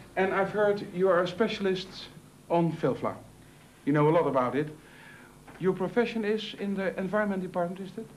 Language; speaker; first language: English; non-native, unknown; Dutch